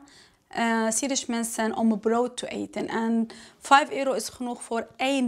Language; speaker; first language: Dutch; non-native, learner; Arabic